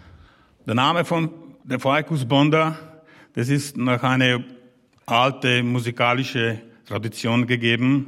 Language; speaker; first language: German; non-native, learner; Hungarian